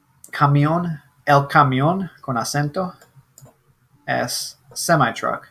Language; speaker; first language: Spanish; non-native, fluent; English